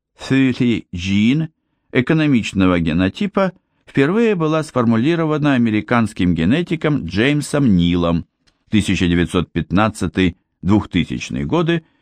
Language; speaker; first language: Russian; native; Russian